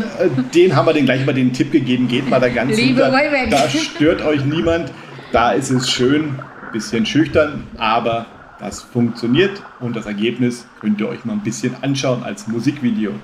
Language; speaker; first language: German; native; German